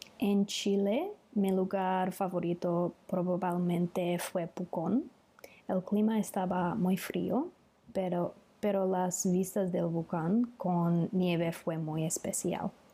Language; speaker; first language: Spanish; non-native, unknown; English